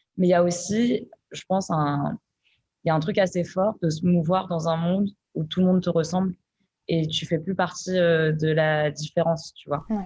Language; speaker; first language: French; native; French